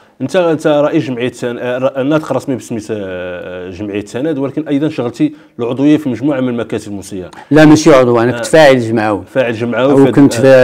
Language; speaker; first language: Arabic; native; Arabic